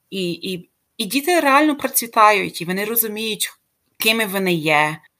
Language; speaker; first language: Ukrainian; early bilingual, heritage; Ukrainian